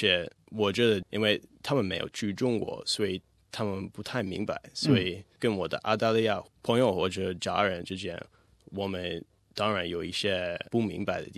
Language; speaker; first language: Chinese; non-native, fluent; English